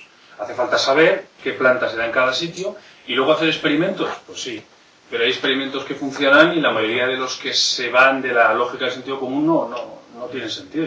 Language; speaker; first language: Spanish; native; Spanish